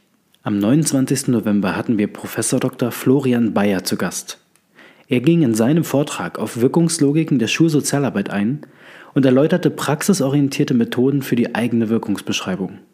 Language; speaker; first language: German; native; German